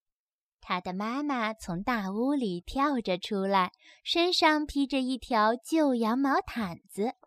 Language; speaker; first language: Chinese; native; Chinese